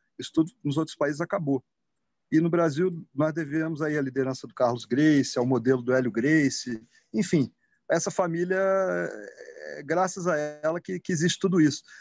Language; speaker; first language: Portuguese; native; Portuguese